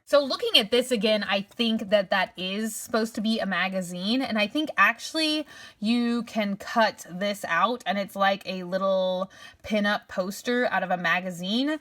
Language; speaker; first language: English; native; English